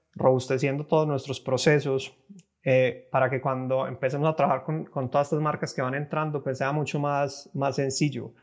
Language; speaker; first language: Spanish; native; Spanish